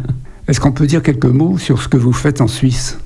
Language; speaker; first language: French; native; French